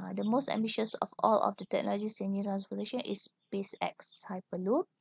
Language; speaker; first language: English; non-native, local second language; Malay